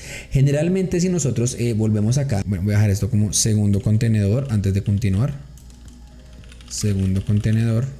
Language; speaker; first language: Spanish; native; Spanish